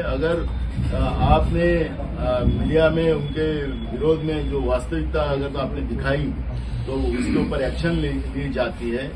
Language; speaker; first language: Hindi; non-native, local second language; Marathi